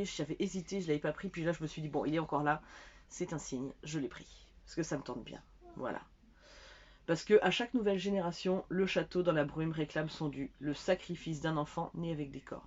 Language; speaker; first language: French; native; French